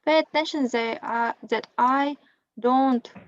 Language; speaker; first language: English; non-native, fluent; Kazakh